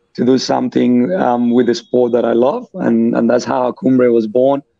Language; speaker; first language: English; non-native, fluent; Spanish